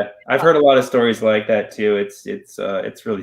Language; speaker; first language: English; early bilingual, other home language; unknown